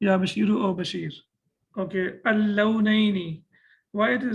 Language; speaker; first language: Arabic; non-native, fluent; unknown